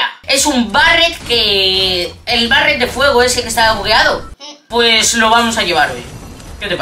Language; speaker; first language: Spanish; native; Spanish